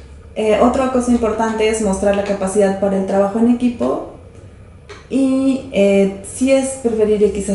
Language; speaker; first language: Spanish; native; Spanish